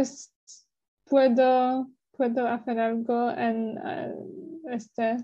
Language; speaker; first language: Spanish; non-native, learner; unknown